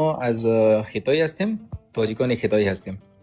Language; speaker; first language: Persian; non-native, learner; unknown